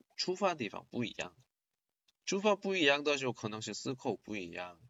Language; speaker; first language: Chinese; non-native, learner; Korean